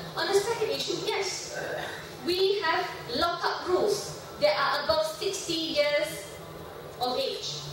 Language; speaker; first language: English; non-native, local second language; Malay